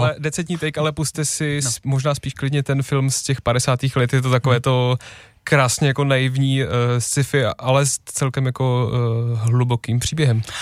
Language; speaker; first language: Czech; native; Czech